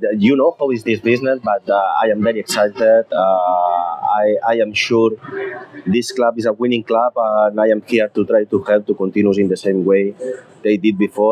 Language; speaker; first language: English; non-native, fluent; Spanish